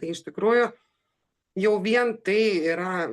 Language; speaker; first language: Lithuanian; native; Lithuanian